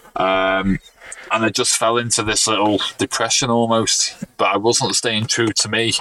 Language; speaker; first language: English; native; English